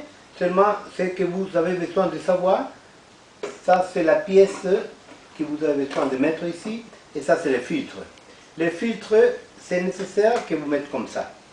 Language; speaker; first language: French; non-native, fluent; Spanish